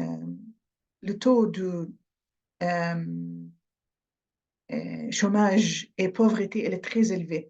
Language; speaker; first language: French; non-native, fluent; Arabic